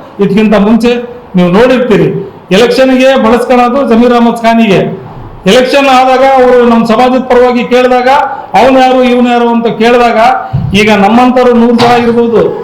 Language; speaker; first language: Kannada; non-native, local second language; Urdu